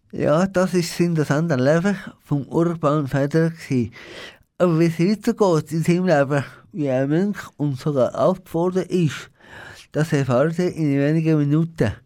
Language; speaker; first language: German; native; German